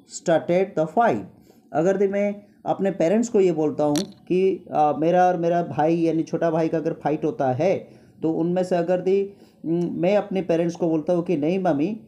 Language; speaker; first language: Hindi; non-native, local second language; Gujarati